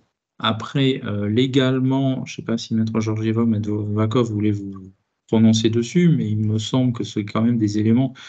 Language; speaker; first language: French; native; French